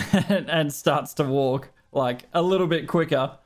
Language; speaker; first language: English; native; English